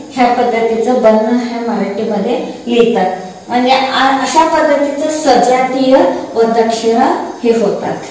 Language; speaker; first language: Marathi; non-native, local second language; Kannada